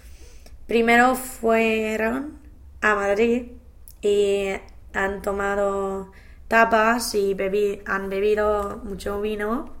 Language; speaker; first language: Spanish; non-native, learner; English